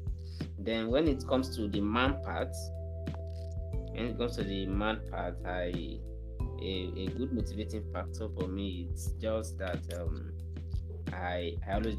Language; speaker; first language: English; non-native, local second language; Yoruba